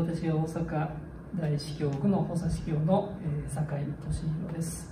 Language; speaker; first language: Japanese; native; Japanese